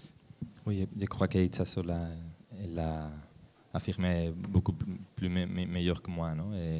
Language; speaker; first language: French; non-native, learner; Spanish